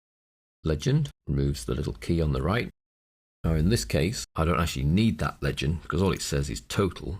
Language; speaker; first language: English; native; English